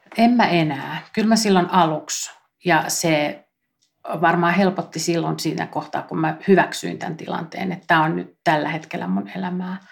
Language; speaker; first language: Finnish; native; Finnish